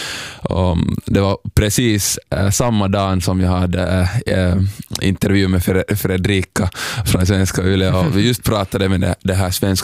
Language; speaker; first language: Swedish; non-native, local second language; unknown